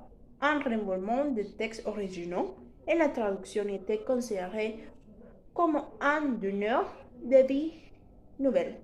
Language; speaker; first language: French; non-native, learner; Spanish